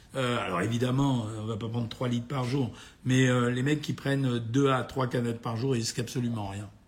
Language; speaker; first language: French; native; French